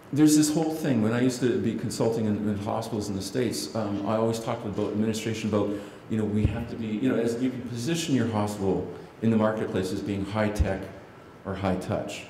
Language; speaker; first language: English; native; English